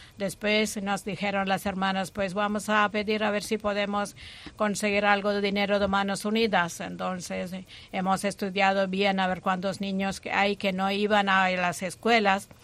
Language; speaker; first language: Spanish; non-native, fluent; Malayalam